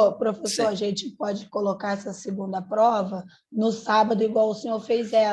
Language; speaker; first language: Portuguese; native; Portuguese